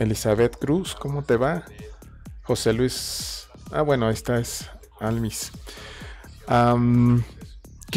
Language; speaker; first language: Spanish; native; Spanish